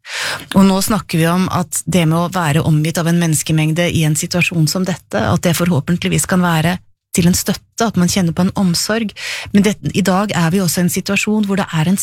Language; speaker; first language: Norwegian; native; Norwegian